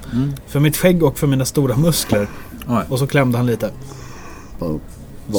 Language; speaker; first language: Swedish; native; Swedish